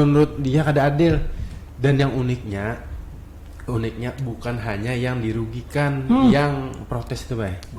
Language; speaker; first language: Indonesian; non-native, local second language; Banjar